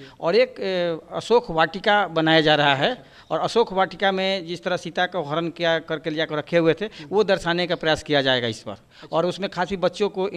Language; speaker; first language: Hindi; native; Hindi